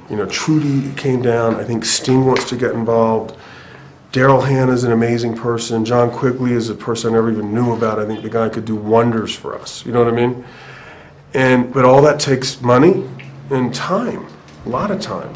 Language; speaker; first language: English; native; English